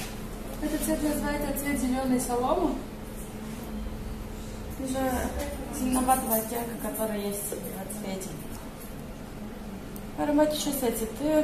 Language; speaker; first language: Russian; non-native, local second language; Romanian